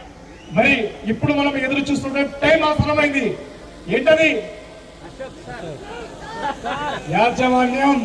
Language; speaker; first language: Telugu; native; Telugu